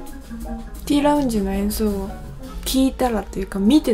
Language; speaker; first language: Japanese; native; Japanese